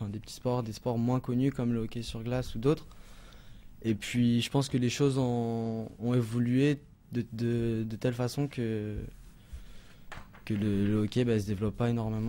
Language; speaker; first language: French; native; French